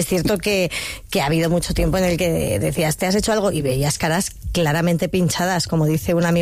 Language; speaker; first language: Spanish; native; Spanish